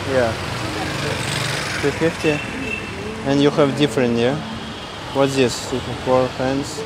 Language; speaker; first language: English; non-native, learner; Russian